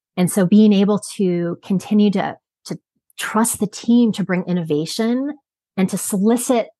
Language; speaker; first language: English; native; English